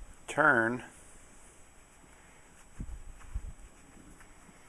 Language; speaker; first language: English; native; English